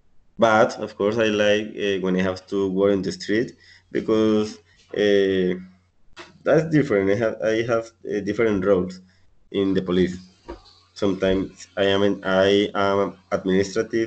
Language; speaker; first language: English; non-native, learner; Spanish